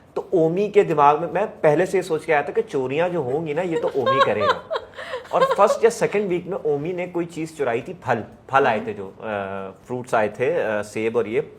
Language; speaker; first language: Urdu; native; Urdu